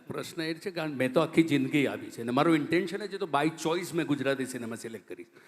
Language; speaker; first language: Gujarati; native; Gujarati